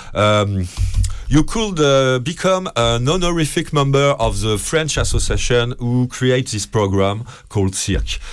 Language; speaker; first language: English; non-native, learner; French